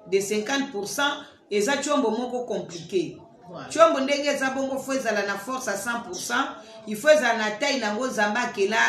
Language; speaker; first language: Lingala; native; Lingala